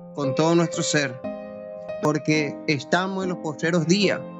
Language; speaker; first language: Spanish; native; Spanish